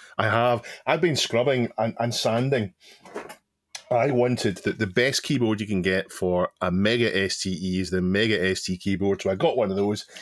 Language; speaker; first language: English; native; English